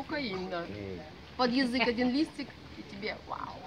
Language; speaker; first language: Russian; native; Russian